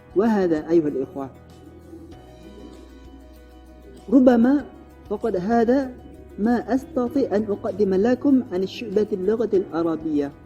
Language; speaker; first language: Arabic; non-native, learner; Indonesian